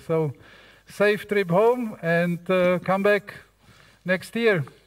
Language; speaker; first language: English; non-native, fluent; Czech